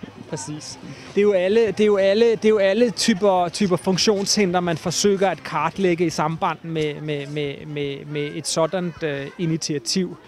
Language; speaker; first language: Swedish; native; Swedish